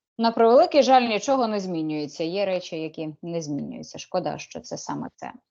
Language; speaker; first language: Ukrainian; native; Ukrainian